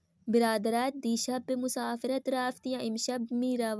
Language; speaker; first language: Persian; non-native, fluent; Urdu